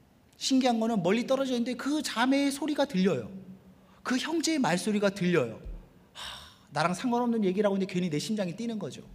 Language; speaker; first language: Korean; native; Korean